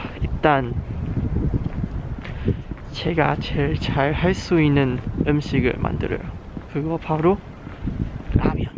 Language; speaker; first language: Korean; non-native, learner; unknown